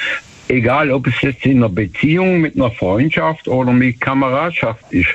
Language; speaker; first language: German; native; German